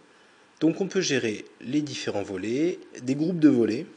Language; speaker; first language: French; native; French